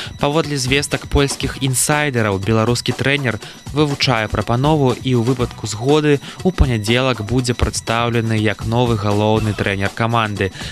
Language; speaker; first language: Belarusian; native; Belarusian